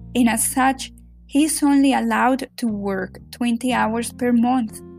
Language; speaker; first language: English; non-native, fluent; Spanish